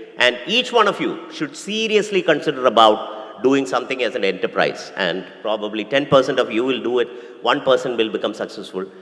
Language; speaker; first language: English; non-native, local second language; Malayalam